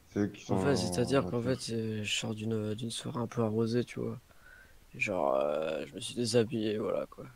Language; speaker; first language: French; native; French